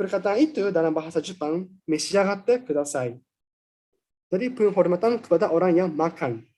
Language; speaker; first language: Indonesian; non-native, fluent; Japanese